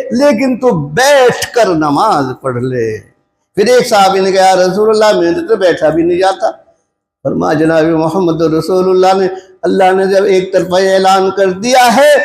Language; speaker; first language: Urdu; non-native, local second language; Punjabi